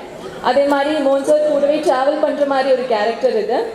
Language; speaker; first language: Tamil; non-native, fluent; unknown